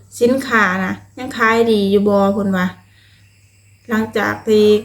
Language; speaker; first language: Thai; non-native, local second language; Lao